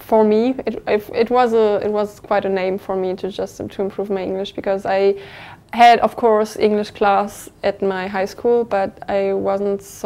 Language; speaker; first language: English; non-native, fluent; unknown